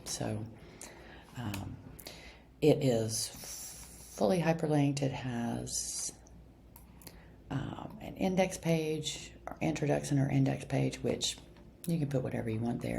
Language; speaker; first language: English; native; English